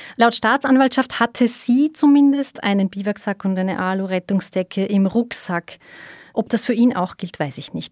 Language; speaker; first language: German; native; German